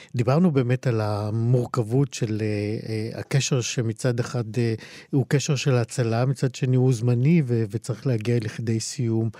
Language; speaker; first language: Hebrew; native; Hebrew